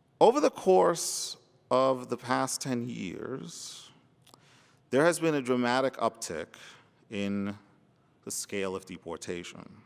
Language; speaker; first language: English; early bilingual, other home language; Spanish